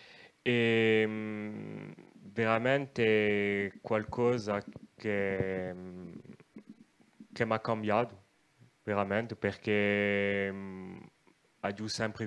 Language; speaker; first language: Italian; non-native, local second language; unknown